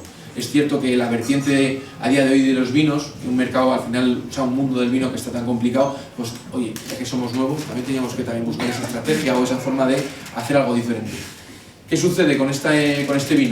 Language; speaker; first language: Spanish; native; Spanish